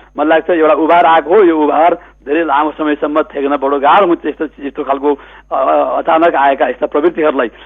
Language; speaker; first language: Nepali; native; Nepali